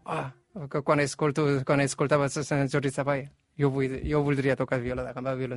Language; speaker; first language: Catalan; non-native, learner; Korean